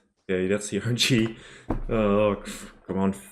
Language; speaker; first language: English; non-native, fluent; Dutch